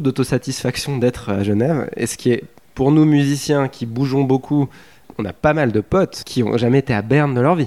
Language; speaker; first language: French; native; French